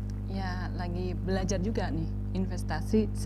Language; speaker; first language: Indonesian; native; Indonesian